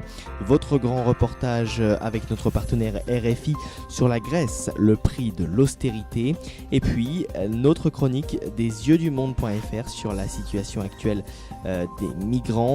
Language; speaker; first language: French; native; French